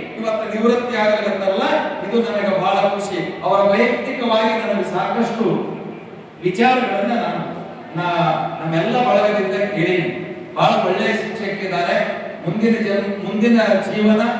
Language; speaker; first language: Kannada; native; Kannada